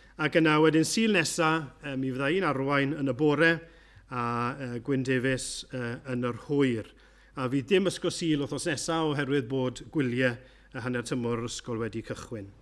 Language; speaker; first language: Welsh; native; Welsh